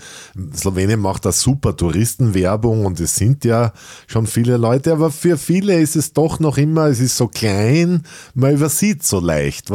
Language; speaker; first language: German; native; German